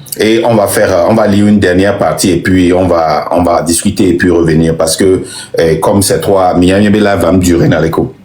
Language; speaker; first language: French; non-native, local second language; Ewe